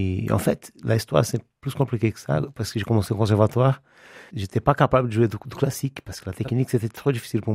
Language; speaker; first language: French; non-native, fluent; Portuguese